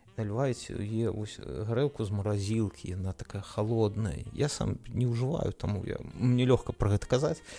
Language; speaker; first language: Belarusian; non-native, local second language; Russian